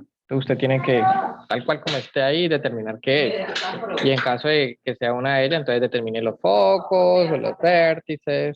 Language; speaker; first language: Spanish; native; Spanish